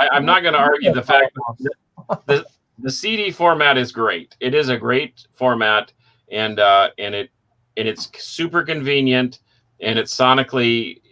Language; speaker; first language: English; native; English